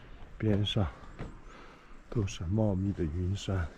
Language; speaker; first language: Chinese; native; Chinese